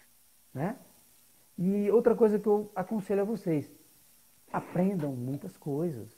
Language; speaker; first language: Portuguese; native; Portuguese